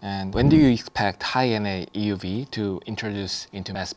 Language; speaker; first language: English; non-native, fluent; Korean